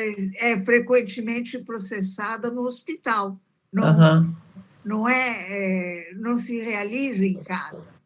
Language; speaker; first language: Portuguese; early bilingual, other home language; Italian